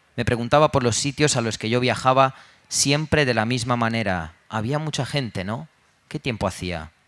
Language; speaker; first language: Spanish; early bilingual, other home language; Romanian